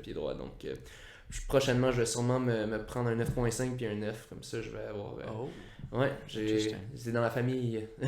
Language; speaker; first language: French; native; French